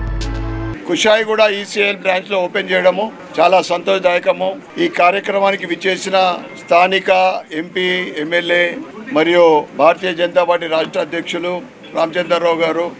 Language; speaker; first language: Telugu; native; Telugu